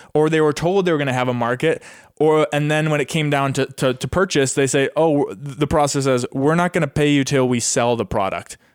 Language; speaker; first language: English; native; English